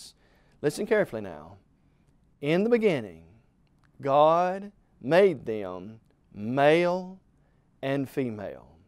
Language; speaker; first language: English; native; English